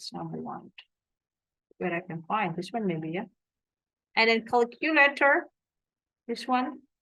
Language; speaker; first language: English; non-native, fluent; Indonesian